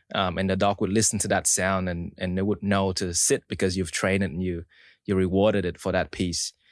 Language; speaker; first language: English; early bilingual, other home language; Vietnamese